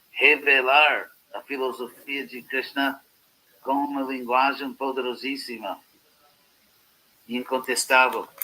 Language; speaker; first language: Portuguese; non-native, fluent; English